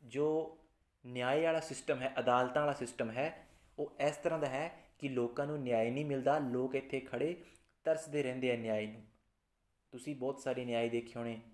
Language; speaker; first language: Hindi; non-native, local second language; Punjabi